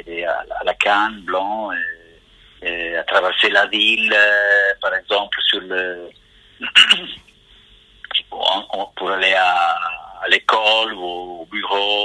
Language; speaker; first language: French; non-native, fluent; Italian